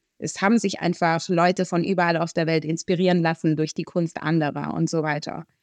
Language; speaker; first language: German; early bilingual, other home language; Arabic